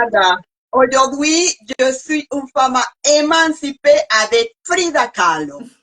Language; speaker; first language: French; non-native, learner; Spanish